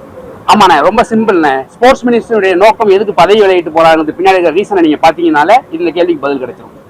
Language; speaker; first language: Tamil; native; Tamil